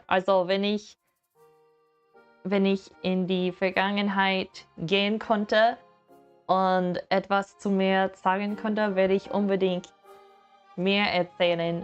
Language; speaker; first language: German; non-native, learner; English